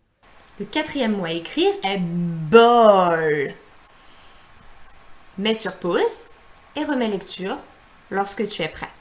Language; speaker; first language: French; native; French